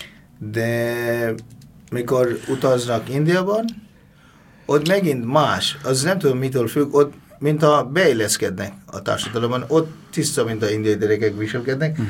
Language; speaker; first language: Hungarian; non-native, fluent; Bangla